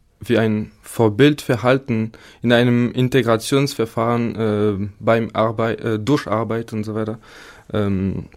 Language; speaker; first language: German; non-native, learner; French